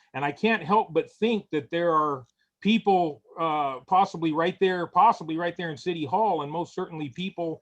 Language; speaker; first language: English; native; English